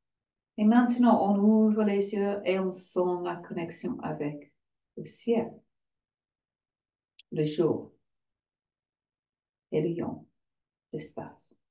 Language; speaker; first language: French; non-native, fluent; English